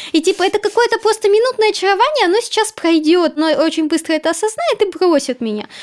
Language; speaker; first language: Russian; native; Russian